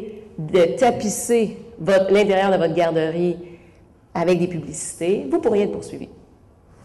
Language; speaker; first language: French; native; French